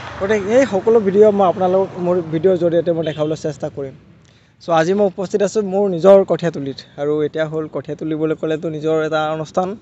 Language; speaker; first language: Assamese; non-native, local second language; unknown